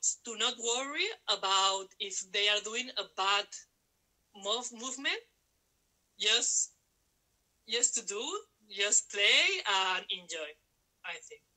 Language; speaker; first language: English; non-native, learner; Spanish